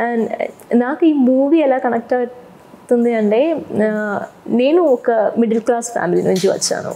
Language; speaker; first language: Telugu; non-native, learner; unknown